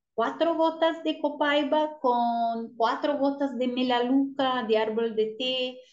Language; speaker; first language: Spanish; non-native, learner; Portuguese